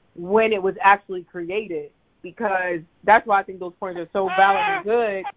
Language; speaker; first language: English; early bilingual, other home language; Krio